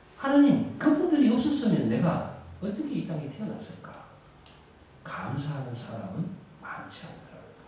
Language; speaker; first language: Korean; native; Korean